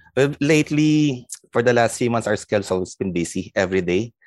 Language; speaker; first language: English; non-native, local second language; Filipino